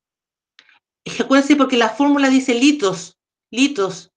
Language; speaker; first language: Spanish; native; Spanish